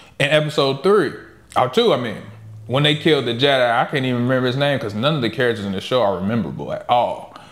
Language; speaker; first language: English; native; English